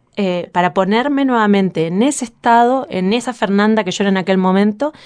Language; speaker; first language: Spanish; native; Spanish